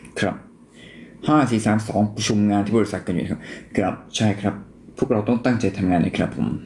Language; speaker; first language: Thai; native; Thai